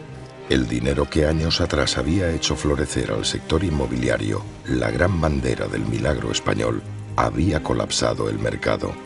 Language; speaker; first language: Spanish; native; Spanish